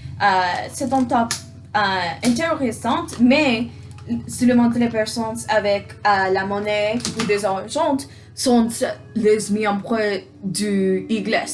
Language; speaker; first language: French; non-native, learner; English